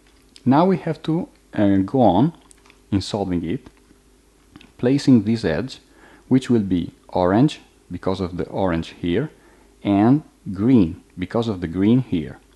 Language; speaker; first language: English; non-native, fluent; Italian